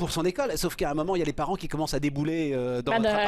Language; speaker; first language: French; native; French